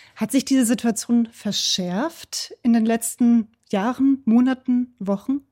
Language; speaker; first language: German; native; German